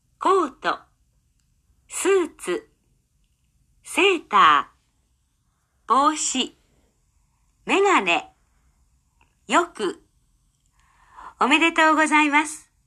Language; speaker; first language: Japanese; non-native, learner; Indonesian